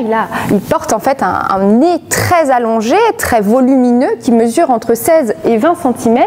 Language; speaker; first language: French; native; French